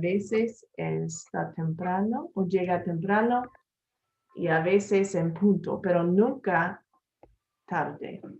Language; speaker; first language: Spanish; non-native, learner; English